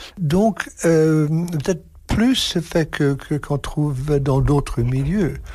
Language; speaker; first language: French; non-native, fluent; English